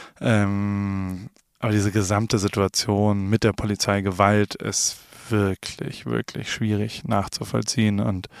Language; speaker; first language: German; native; German